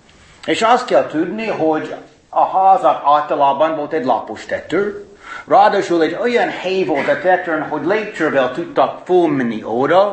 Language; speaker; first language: Hungarian; non-native, fluent; English